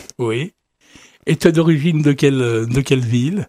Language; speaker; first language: French; native; French